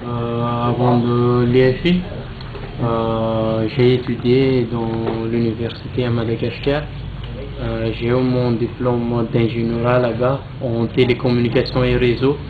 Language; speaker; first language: French; non-native, local second language; Malagasy